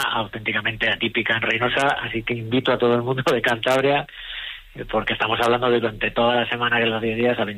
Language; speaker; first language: Spanish; native; Spanish